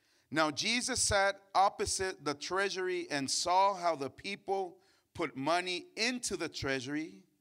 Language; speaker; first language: English; early bilingual, other home language; Spanish